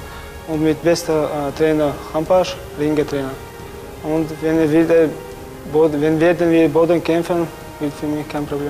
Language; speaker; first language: German; non-native, learner; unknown